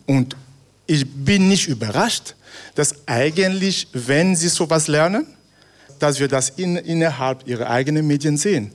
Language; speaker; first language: German; non-native, fluent; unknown